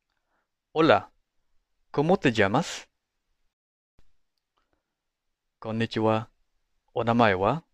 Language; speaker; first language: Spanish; non-native, fluent; Japanese